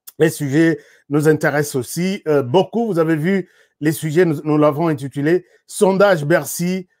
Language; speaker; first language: French; non-native, local second language; Lingala